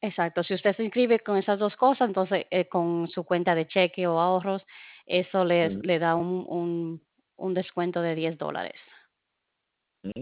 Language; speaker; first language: Spanish; early bilingual, heritage; Spanish